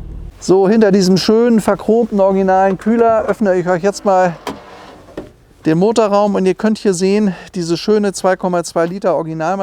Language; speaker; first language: German; native; German